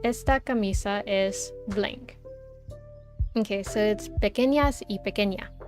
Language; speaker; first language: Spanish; non-native, learner; English